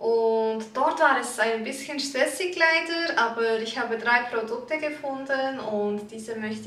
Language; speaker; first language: German; early bilingual, other home language; Turkish